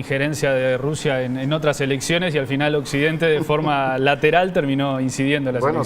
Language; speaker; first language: Spanish; native; Spanish